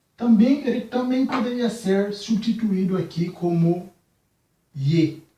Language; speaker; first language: Portuguese; non-native, fluent; Haitian Creole